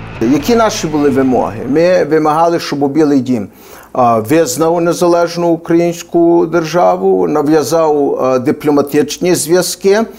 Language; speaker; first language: Ukrainian; early bilingual, heritage; Ukrainian